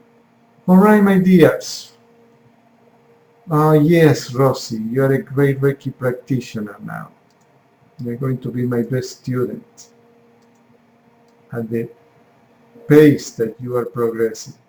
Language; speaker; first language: English; non-native, fluent; Spanish